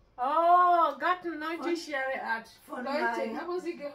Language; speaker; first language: German; non-native, learner; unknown